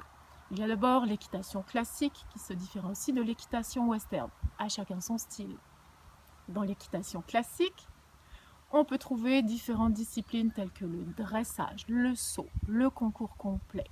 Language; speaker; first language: French; native; French